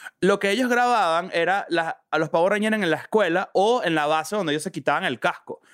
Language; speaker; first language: Spanish; native; Spanish